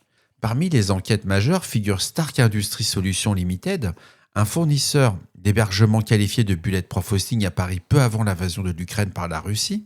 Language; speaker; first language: French; native; French